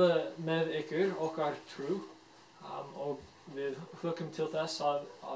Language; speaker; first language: Icelandic; non-native, fluent; English